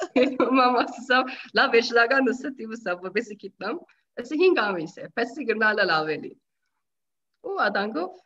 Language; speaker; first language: Armenian; early bilingual, heritage; Armenian